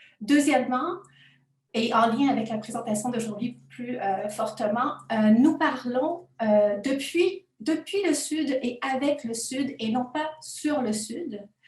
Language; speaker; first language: French; non-native, fluent; Spanish